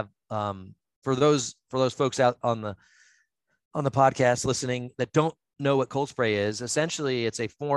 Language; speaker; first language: English; native; English